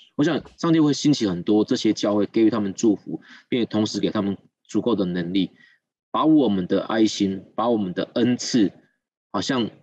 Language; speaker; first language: Chinese; native; Chinese